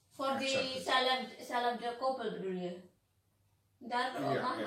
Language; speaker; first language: Dutch; non-native, learner; Indonesian